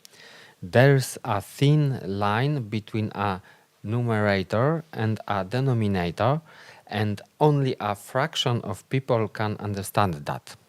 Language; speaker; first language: English; non-native, learner; Polish